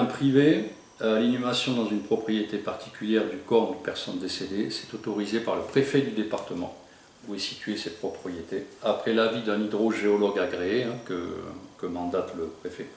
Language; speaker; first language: French; native; French